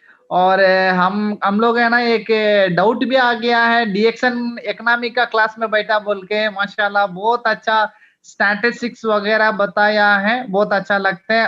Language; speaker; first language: Hindi; non-native, local second language; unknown